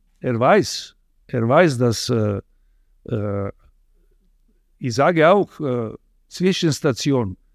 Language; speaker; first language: German; non-native, fluent; Serbian